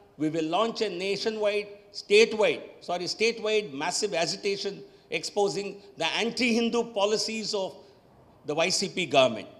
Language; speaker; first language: English; non-native, local second language; Telugu